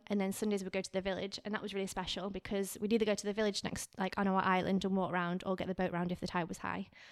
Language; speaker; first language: English; native; English